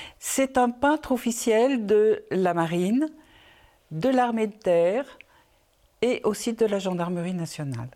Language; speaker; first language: French; native; French